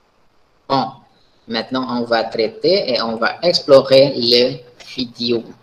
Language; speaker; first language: French; non-native, fluent; Indonesian